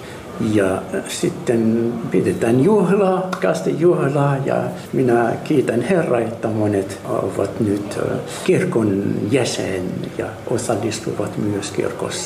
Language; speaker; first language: Finnish; non-native, learner; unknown